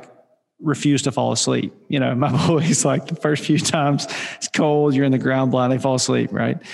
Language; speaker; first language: English; native; English